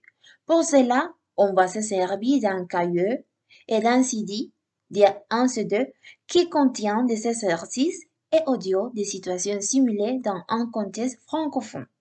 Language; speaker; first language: French; non-native, learner; Spanish